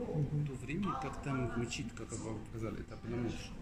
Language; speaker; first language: Russian; non-native, learner; Arabic